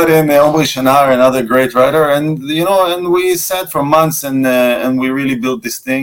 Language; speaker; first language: English; non-native, fluent; Russian